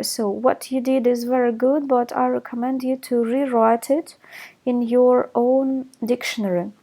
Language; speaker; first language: English; non-native, fluent; Russian